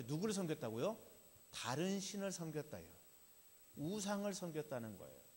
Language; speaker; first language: Korean; native; Korean